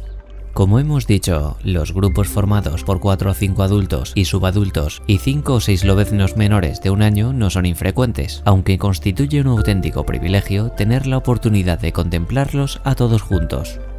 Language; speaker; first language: Spanish; native; Spanish